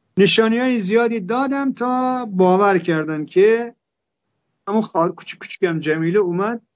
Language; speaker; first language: Persian; non-native, local second language; Turkmen